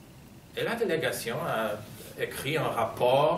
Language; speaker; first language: French; non-native, fluent; Polish